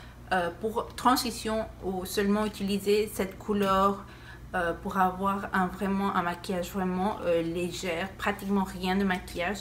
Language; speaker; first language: French; non-native, fluent; Spanish